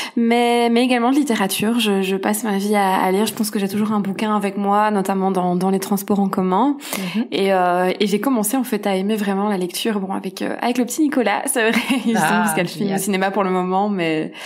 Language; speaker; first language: French; native; French